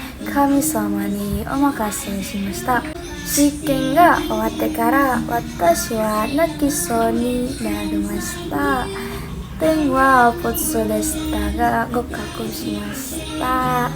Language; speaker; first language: Japanese; non-native, learner; Indonesian